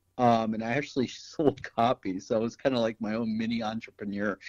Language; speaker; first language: English; native; English